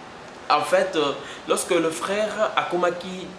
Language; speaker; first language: French; non-native, local second language; Lingala